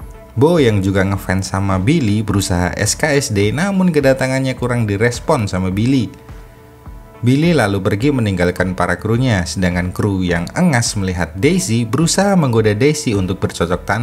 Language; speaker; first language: Indonesian; native; Indonesian